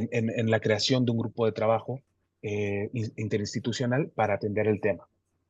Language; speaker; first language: Spanish; native; Spanish